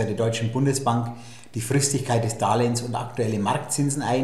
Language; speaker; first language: German; native; German